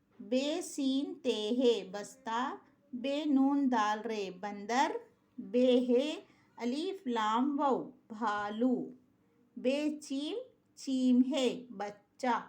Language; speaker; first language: Urdu; native; Urdu